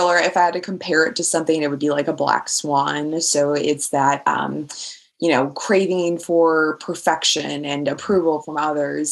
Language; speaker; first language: English; native; English